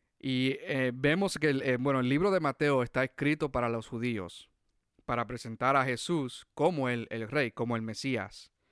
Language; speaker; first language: Spanish; early bilingual, heritage; Spanish